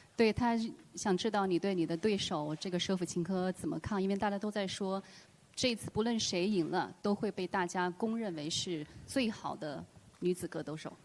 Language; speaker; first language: Chinese; native; Chinese